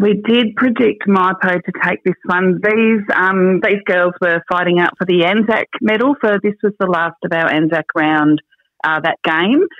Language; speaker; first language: English; native; English